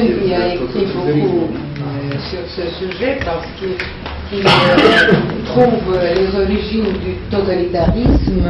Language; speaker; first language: French; non-native, fluent; Russian